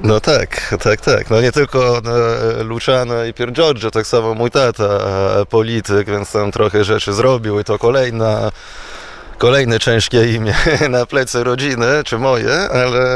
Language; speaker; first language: Polish; non-native, fluent; Italian